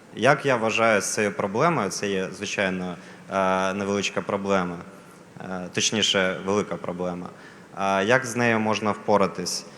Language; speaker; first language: Ukrainian; non-native, local second language; Russian